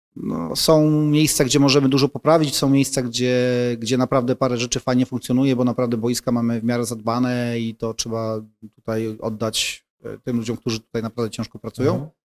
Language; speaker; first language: Polish; native; Polish